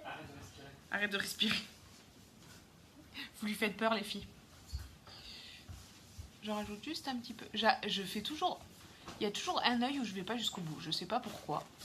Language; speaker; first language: French; native; French